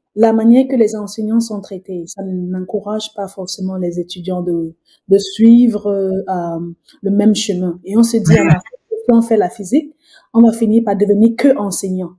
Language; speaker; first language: French; native; French